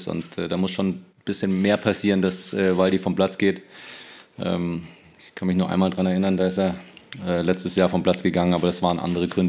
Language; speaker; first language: German; native; German